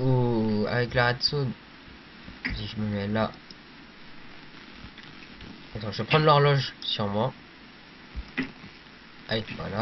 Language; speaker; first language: French; native; French